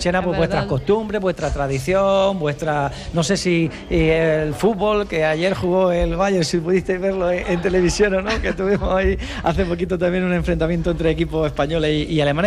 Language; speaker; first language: Spanish; native; Spanish